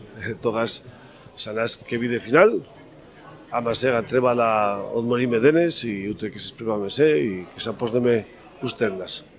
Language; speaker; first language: Macedonian; non-native, fluent; Spanish